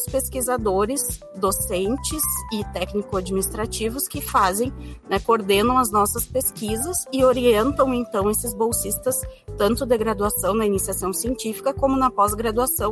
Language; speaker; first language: Portuguese; native; Portuguese